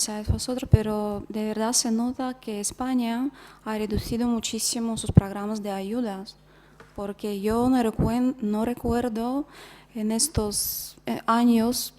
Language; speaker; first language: Spanish; non-native, fluent; Russian